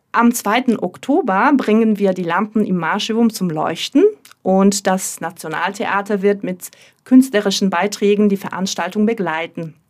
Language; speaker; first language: German; non-native, fluent; Turkish